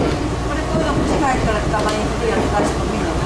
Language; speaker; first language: Japanese; native; Japanese